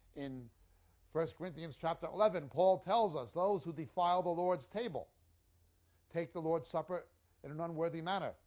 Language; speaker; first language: English; native; English